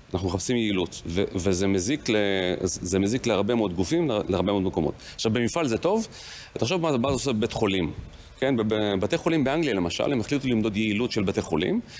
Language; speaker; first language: Hebrew; native; Hebrew